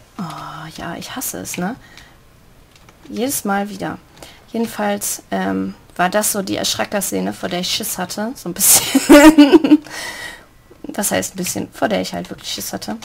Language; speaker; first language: German; native; German